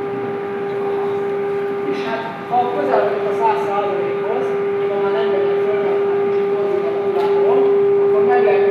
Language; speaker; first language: Hungarian; native; Hungarian